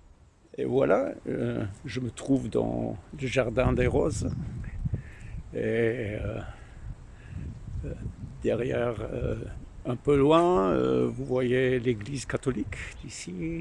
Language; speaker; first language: French; non-native, learner; German